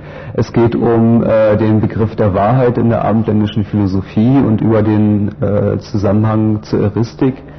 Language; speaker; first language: German; native; German